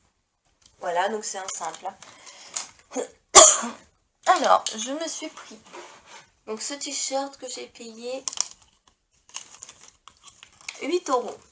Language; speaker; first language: French; native; French